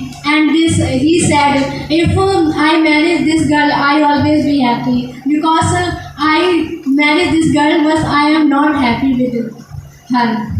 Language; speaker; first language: English; non-native, learner; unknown